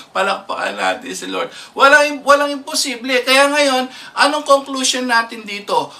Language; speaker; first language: Filipino; native; Filipino